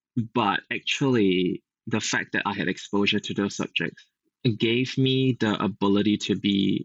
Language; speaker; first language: English; native; English